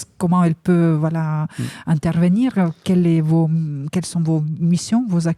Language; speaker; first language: French; native; French